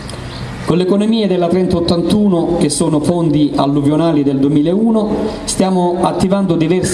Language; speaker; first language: Italian; native; Italian